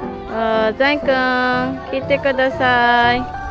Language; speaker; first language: Japanese; non-native, learner; Filipino